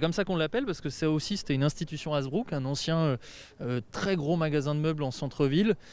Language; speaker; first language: French; native; French